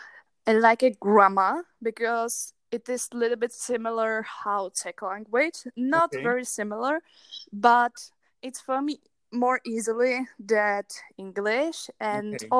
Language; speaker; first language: English; non-native, learner; Czech